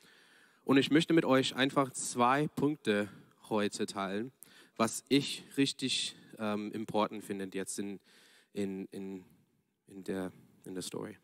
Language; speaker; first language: German; non-native, fluent; English